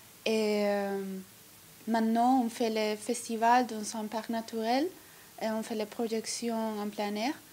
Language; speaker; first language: French; non-native, learner; Italian